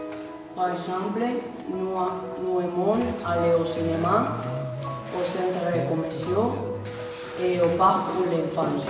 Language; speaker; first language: French; non-native, learner; Spanish